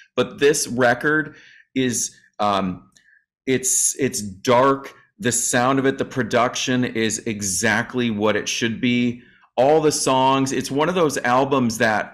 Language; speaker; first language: English; native; English